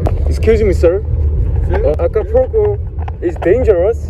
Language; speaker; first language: English; non-native, learner; Korean